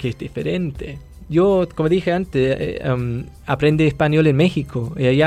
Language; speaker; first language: Spanish; non-native, fluent; English